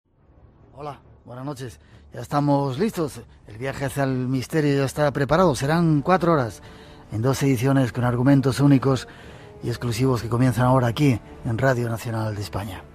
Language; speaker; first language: Spanish; native; Spanish